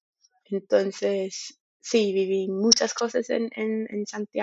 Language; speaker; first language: Spanish; non-native, fluent; English